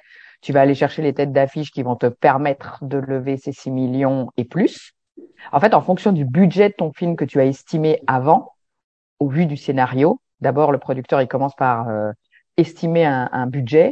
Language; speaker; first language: French; native; French